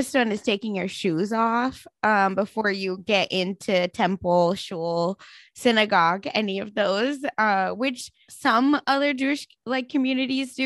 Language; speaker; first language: English; non-native, local second language; Marathi